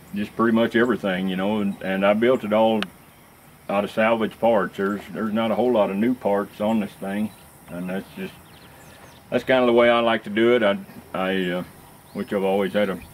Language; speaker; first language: English; native; English